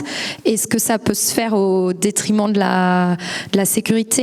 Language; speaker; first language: French; native; French